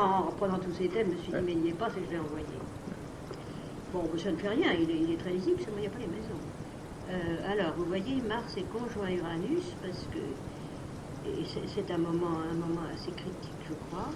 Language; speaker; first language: French; native; French